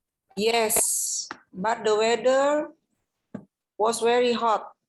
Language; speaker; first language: English; non-native, learner; Indonesian